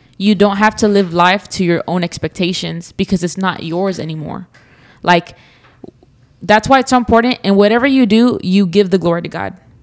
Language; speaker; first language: English; early bilingual, other home language; Spanish